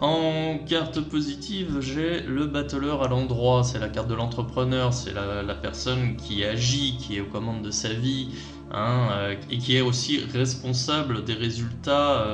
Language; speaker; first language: French; native; French